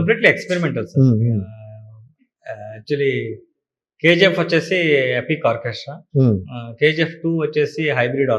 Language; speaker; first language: Telugu; non-native, learner; Kannada